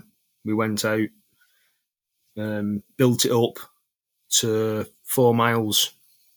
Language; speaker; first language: English; native; English